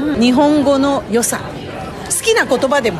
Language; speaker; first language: Japanese; native; Japanese